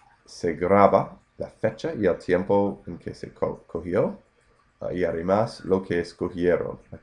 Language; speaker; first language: Spanish; non-native, fluent; English